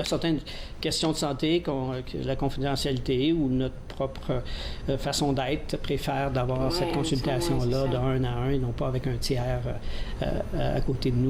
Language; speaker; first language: French; native; French